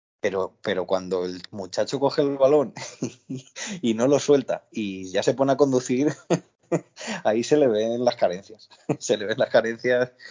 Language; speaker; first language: Spanish; native; Spanish